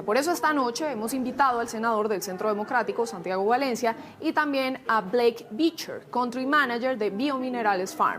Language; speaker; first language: Spanish; native; Spanish